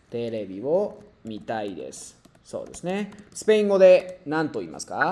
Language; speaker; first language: Japanese; non-native, fluent; Spanish